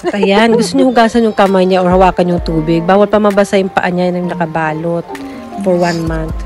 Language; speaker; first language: Filipino; native; Filipino